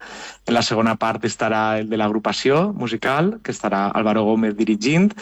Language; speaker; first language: Catalan; native; Catalan